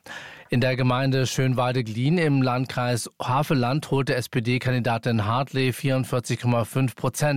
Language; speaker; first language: German; native; German